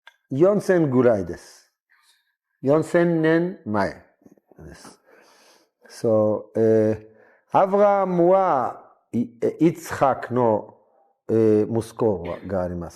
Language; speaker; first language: Japanese; non-native, learner; Hebrew